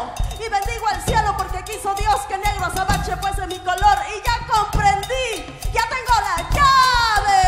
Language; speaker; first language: Spanish; native; Spanish